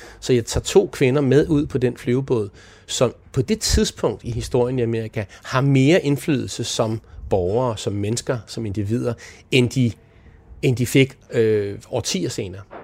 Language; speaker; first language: Danish; native; Danish